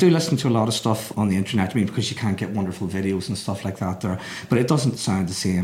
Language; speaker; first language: English; native; English